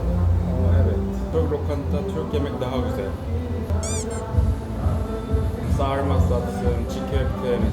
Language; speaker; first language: Turkish; non-native, learner; Korean